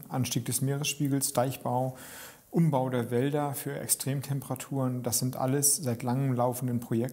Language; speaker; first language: German; native; German